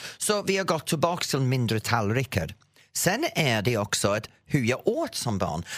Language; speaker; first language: Swedish; non-native, fluent; English